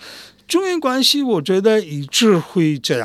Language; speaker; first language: Chinese; non-native, fluent; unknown